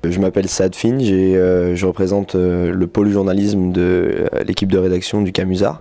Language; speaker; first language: French; native; French